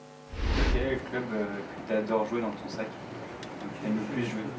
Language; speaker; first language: French; native; French